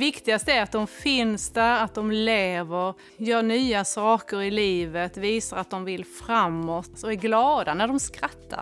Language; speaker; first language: Swedish; native; Swedish